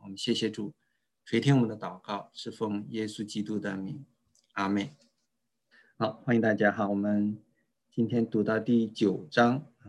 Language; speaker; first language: Chinese; native; Chinese